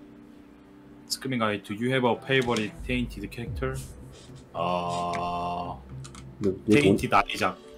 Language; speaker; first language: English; non-native, learner; Korean